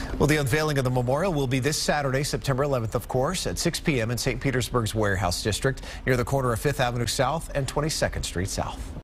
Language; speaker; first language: English; native; English